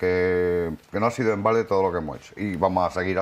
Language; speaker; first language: Spanish; native; Spanish